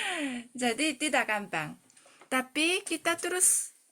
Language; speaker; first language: Indonesian; non-native, fluent; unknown